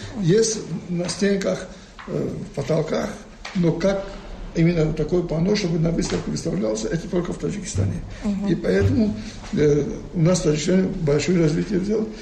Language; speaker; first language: Russian; non-native, local second language; Tajik